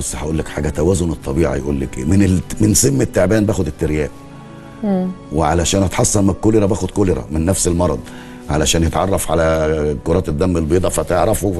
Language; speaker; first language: Arabic; native; Arabic